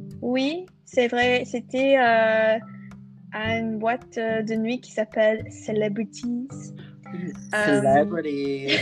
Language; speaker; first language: French; non-native, fluent; English